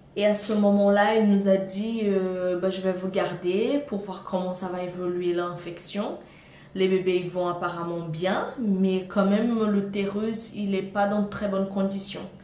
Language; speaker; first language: French; non-native, fluent; Portuguese